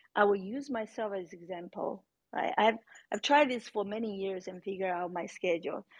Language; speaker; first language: English; non-native, fluent; Chinese